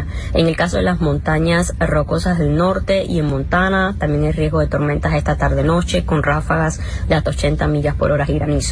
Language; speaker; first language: Spanish; native; Spanish